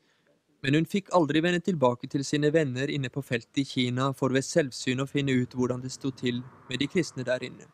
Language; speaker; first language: Norwegian; native; Norwegian